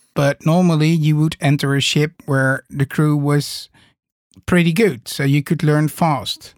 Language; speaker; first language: English; non-native, fluent; Dutch